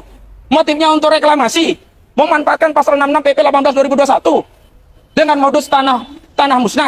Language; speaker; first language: Indonesian; native; Indonesian